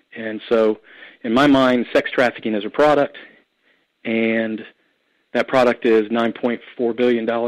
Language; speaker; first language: English; native; English